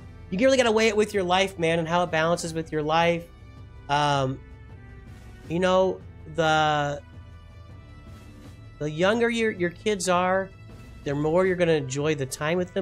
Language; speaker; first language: English; native; English